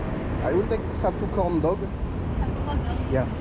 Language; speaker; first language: English; non-native, learner; French